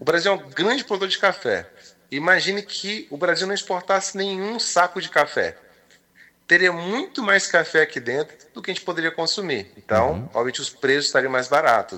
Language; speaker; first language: Portuguese; native; Portuguese